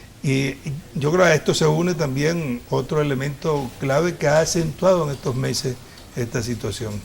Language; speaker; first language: Spanish; native; Spanish